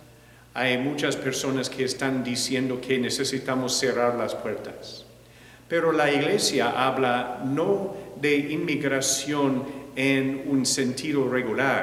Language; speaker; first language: Spanish; non-native, fluent; English